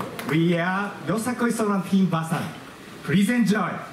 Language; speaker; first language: English; non-native, learner; Japanese